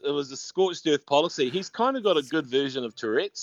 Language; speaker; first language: English; native; English